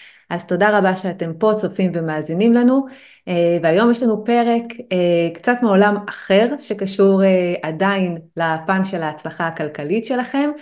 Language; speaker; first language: Hebrew; native; Hebrew